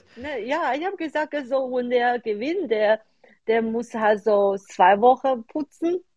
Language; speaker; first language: German; non-native, fluent; Chinese